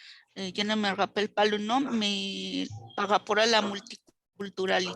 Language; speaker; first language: French; non-native, fluent; Spanish